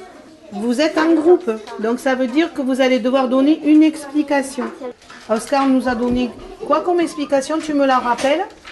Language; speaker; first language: French; native; French